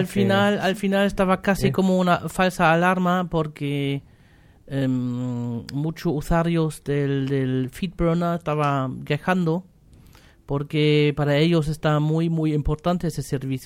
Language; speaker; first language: Spanish; non-native, fluent; German